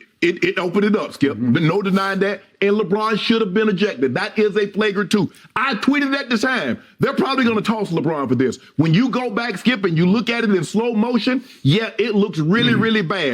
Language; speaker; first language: English; native; English